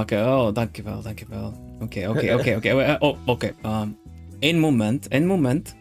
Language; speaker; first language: Dutch; non-native, learner; Swedish